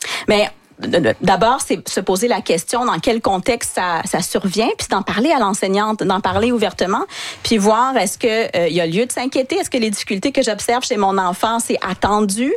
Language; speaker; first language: French; native; French